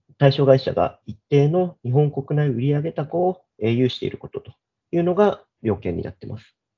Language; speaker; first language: Japanese; native; Japanese